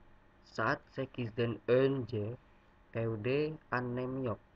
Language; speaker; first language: Turkish; non-native, learner; Indonesian